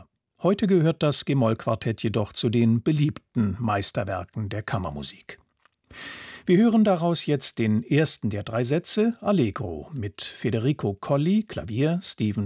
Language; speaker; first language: German; native; German